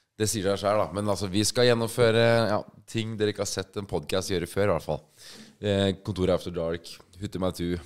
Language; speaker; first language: Norwegian; native; Norwegian